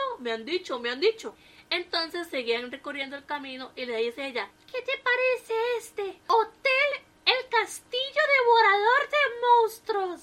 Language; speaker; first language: Spanish; native; Spanish